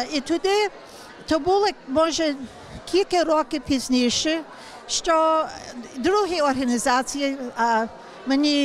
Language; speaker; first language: Ukrainian; early bilingual, heritage; English